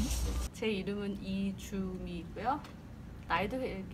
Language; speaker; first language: Korean; early bilingual, heritage; Korean